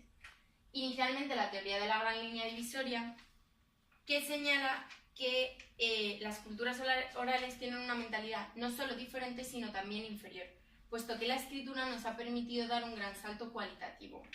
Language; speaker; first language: Spanish; native; Spanish